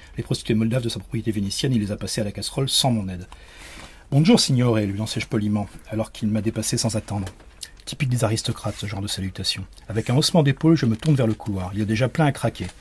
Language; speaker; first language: French; native; French